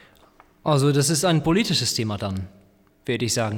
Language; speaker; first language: German; non-native, learner; Czech